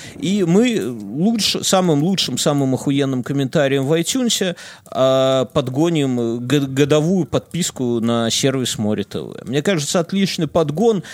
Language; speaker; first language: Russian; native; Russian